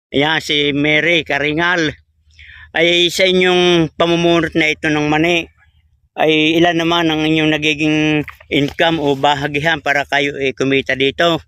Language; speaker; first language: Filipino; native; Filipino